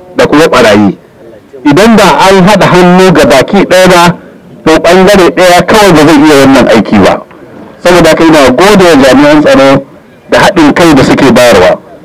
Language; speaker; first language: Hausa; native; Hausa